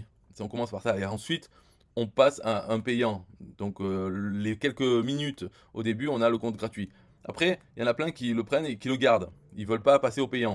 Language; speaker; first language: French; native; French